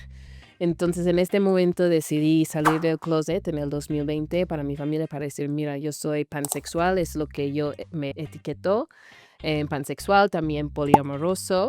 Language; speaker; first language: Spanish; non-native, fluent; English